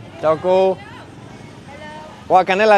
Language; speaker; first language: Vietnamese; non-native, learner; French